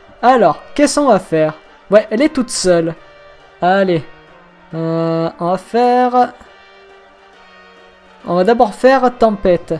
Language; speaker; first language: French; native; French